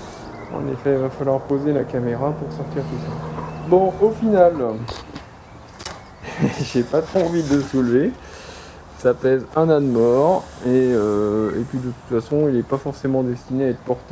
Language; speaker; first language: French; native; French